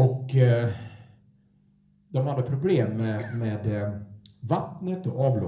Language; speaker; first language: Swedish; non-native, fluent; English